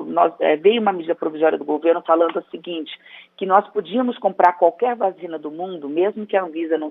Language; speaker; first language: Portuguese; native; Portuguese